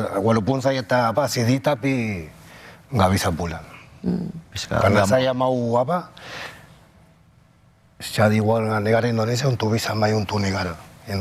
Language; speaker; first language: Indonesian; non-native, local second language; Spanish